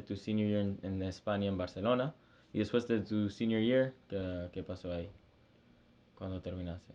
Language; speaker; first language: Spanish; early bilingual, heritage; Spanish